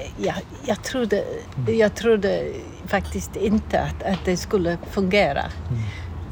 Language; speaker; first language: Swedish; non-native, fluent; English